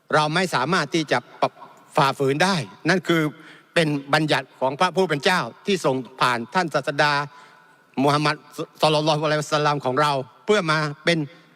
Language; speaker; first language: Thai; non-native, local second language; Malay